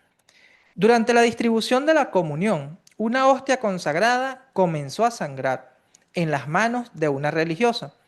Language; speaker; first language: Spanish; native; Spanish